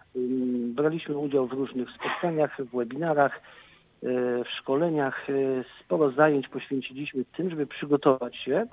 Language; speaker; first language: Polish; native; Polish